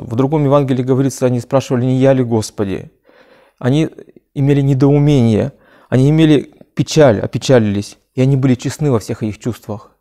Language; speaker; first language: Russian; native; Russian